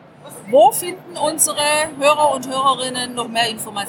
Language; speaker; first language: German; native; German